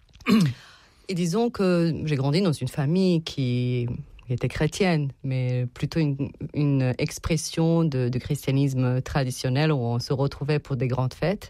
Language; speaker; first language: French; non-native, fluent; Serbian